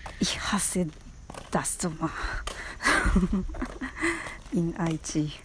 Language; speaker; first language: German; non-native, learner; Japanese